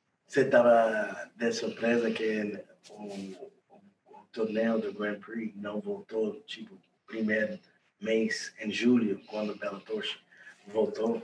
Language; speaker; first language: Portuguese; non-native, learner; English